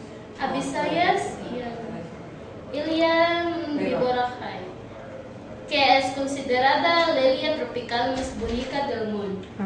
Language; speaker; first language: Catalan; non-native, learner; Cebuano